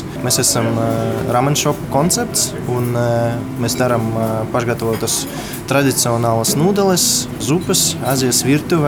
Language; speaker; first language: Latvian; non-native, local second language; Russian